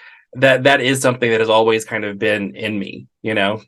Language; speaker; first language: English; native; English